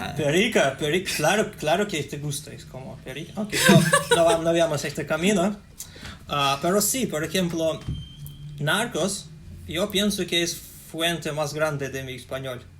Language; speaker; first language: Spanish; non-native, learner; Russian